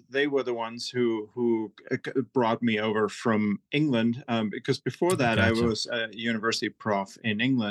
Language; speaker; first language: English; non-native, fluent; German